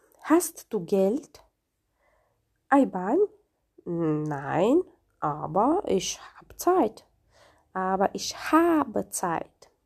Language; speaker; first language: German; non-native, fluent; Romanian